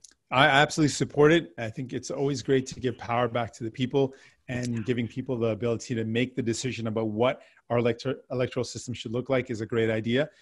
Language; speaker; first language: English; native; English